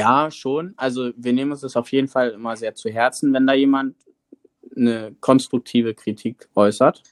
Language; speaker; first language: German; native; German